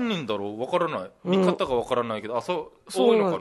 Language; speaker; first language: Japanese; native; Japanese